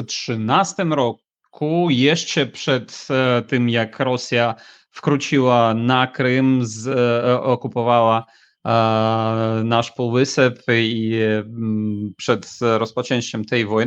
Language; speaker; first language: Polish; non-native, fluent; Ukrainian